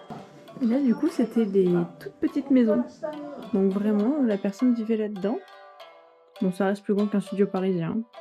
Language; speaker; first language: French; native; French